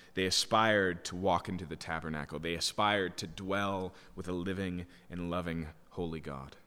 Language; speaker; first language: English; native; English